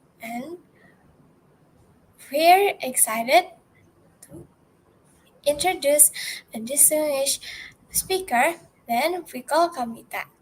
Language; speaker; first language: English; non-native, learner; Indonesian